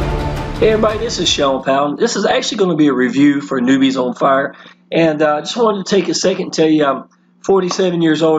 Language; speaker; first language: English; native; English